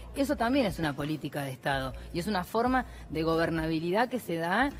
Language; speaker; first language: Spanish; native; Spanish